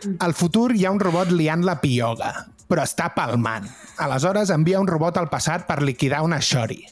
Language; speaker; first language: Catalan; native; Catalan